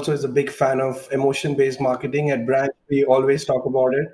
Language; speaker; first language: English; non-native, local second language; Hindi